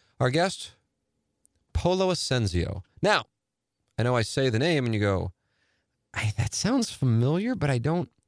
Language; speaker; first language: English; native; English